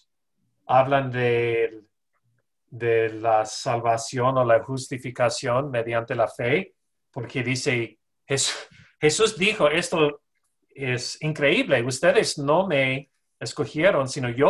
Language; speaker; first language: Spanish; non-native, fluent; English